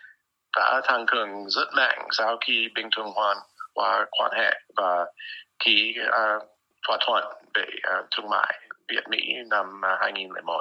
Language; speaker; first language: Vietnamese; non-native, fluent; English